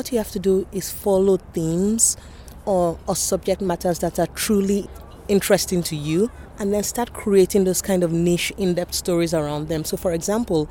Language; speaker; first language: English; non-native, local second language; Yoruba